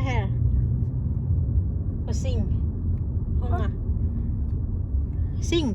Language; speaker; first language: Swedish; non-native, learner; Filipino